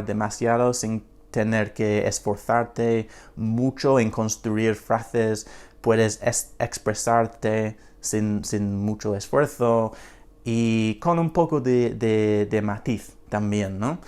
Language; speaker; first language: Spanish; non-native, fluent; English